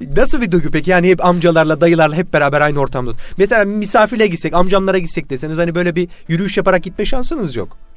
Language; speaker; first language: Turkish; native; Turkish